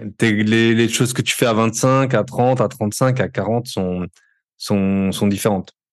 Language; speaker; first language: French; native; French